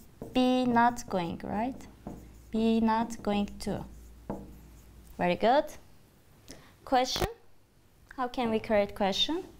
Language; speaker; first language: English; non-native, fluent; Turkish